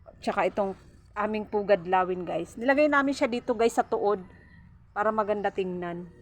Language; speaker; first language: Filipino; non-native, local second language; Waray